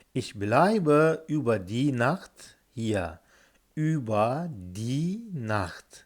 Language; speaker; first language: German; non-native, fluent; Turkish